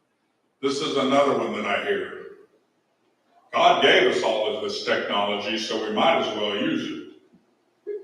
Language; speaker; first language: English; native; English